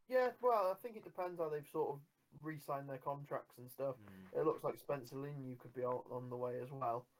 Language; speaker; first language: English; native; English